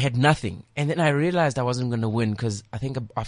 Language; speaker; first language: English; non-native, local second language; Xhosa